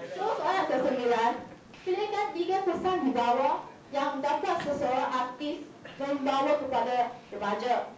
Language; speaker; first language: Malay; non-native, local second language; Chinese